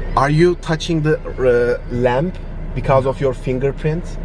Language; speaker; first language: English; non-native, learner; Turkish